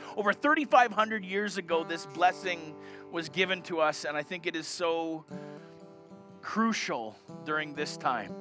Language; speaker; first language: English; native; English